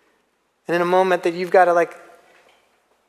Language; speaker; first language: English; native; English